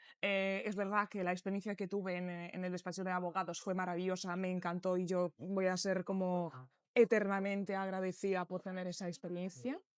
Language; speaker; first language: Spanish; non-native, fluent; Polish